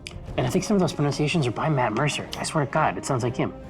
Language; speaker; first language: English; native; English